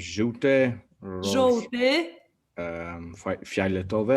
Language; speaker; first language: Polish; non-native, learner; English